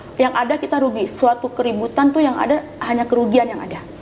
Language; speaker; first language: Indonesian; native; Indonesian